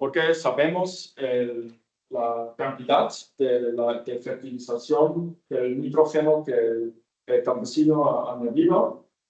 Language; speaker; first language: Spanish; non-native, fluent; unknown